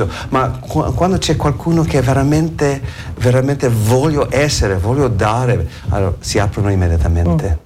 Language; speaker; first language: Italian; non-native, learner; English